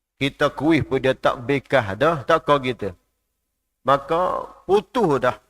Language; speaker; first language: Malay; native; Malay